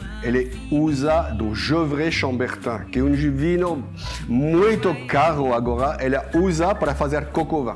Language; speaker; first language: Portuguese; non-native, learner; French